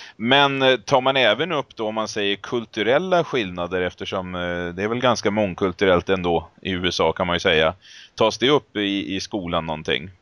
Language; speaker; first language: Swedish; native; Swedish